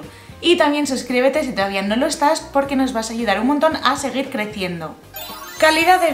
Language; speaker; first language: Spanish; native; Spanish